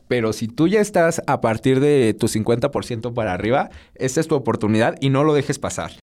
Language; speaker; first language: Spanish; native; Spanish